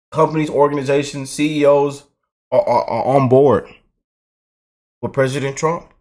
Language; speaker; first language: English; native; English